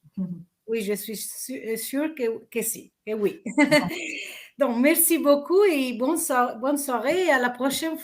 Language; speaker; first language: French; non-native, fluent; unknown